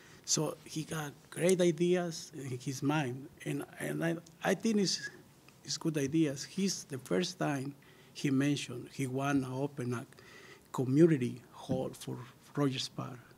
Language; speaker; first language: English; non-native, learner; Spanish